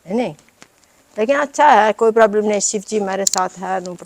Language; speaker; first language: Hindi; non-native, learner; Italian